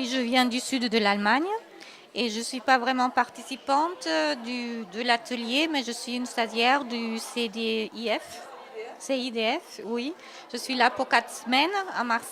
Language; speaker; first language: French; non-native, fluent; German